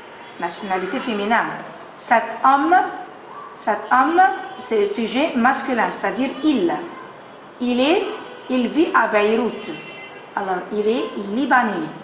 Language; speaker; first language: French; non-native, fluent; Arabic